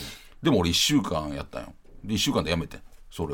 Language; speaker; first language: Japanese; native; Japanese